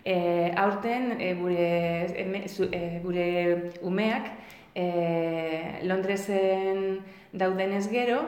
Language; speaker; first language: Basque; non-native, learner; Spanish